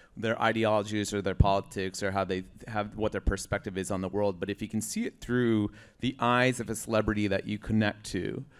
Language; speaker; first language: English; native; English